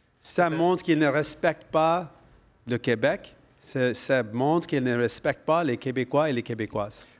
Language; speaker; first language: French; non-native, local second language; English